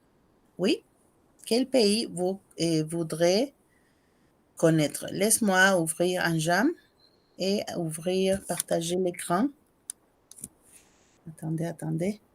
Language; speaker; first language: French; non-native, fluent; Spanish